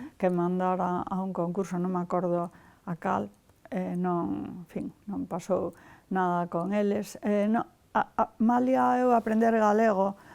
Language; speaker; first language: Galician; non-native, local second language; Spanish